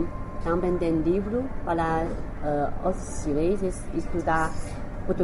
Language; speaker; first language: Portuguese; non-native, learner; Chinese